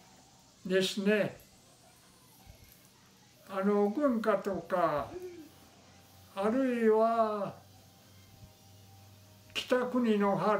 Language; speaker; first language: Japanese; non-native, local second language; Min Nan Chinese